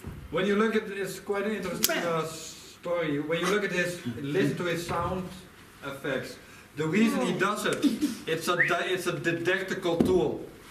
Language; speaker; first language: English; non-native, fluent; Dutch